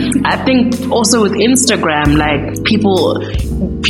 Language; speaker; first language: English; non-native, local second language; Xhosa